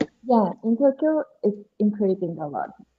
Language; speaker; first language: English; non-native, learner; Japanese